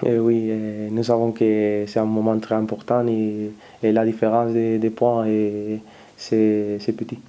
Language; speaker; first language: French; non-native, learner; Spanish